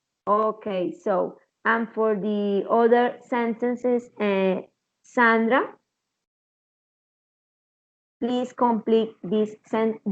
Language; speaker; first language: English; non-native, learner; Spanish